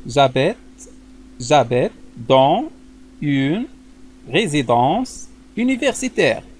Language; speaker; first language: French; non-native, local second language; Arabic